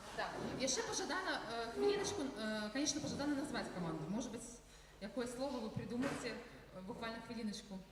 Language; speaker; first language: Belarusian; non-native, local second language; Russian